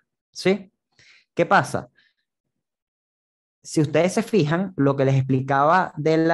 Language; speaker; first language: Spanish; native; Spanish